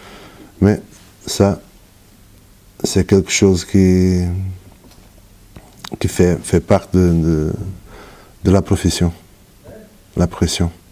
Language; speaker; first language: French; non-native, fluent; Portuguese